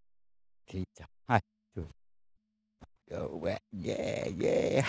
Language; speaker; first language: English; non-native, learner; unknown